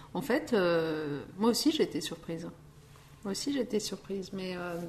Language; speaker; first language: French; early bilingual, other home language; Riffian